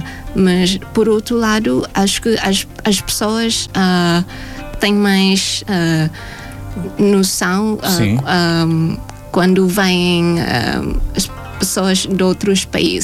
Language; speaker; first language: Portuguese; non-native, fluent; Thai